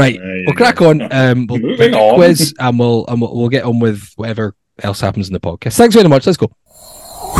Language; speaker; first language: English; native; English